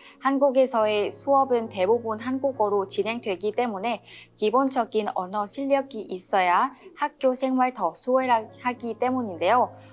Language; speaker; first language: Korean; non-native, learner; Vietnamese